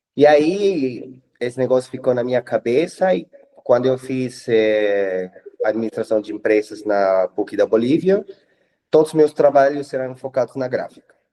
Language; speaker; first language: Portuguese; non-native, fluent; Spanish